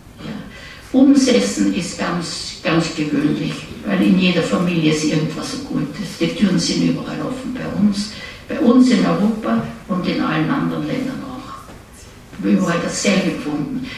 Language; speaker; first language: German; native; German